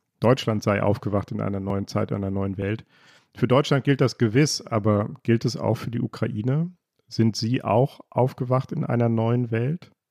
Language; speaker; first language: German; native; German